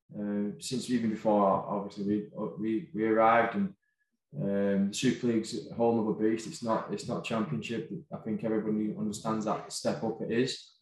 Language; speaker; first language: English; native; English